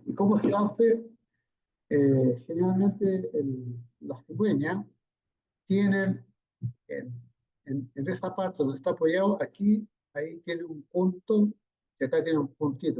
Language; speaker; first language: Spanish; native; Spanish